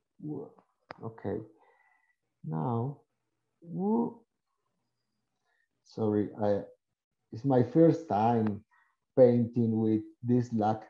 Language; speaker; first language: English; non-native, learner; Spanish